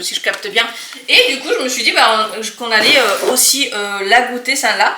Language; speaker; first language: French; native; French